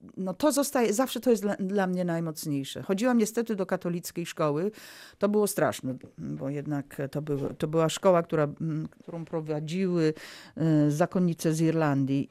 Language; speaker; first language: Polish; early bilingual, heritage; Polish